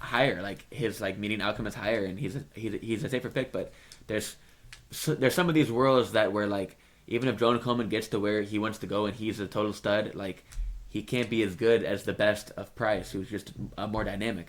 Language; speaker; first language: English; native; English